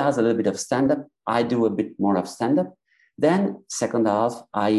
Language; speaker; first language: English; non-native, fluent; Italian